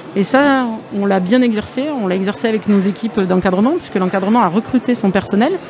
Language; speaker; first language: French; native; French